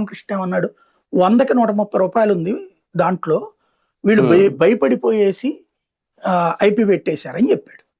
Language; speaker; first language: Telugu; native; Telugu